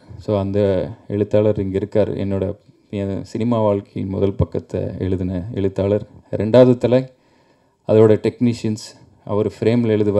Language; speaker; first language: Tamil; native; Tamil